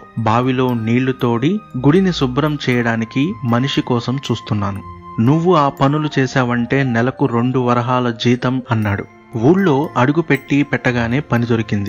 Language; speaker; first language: Telugu; native; Telugu